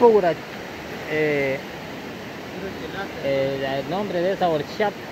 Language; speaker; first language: Spanish; native; Spanish